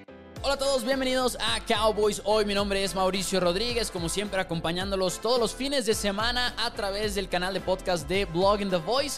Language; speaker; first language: Spanish; native; Spanish